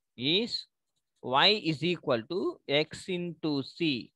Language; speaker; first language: English; non-native, local second language; Telugu